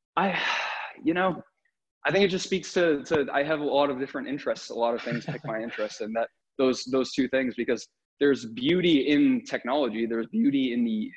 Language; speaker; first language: English; native; English